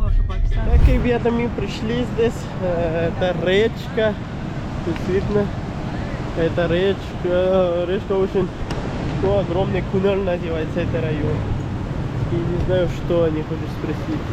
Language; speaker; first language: Russian; non-native, learner; Pashto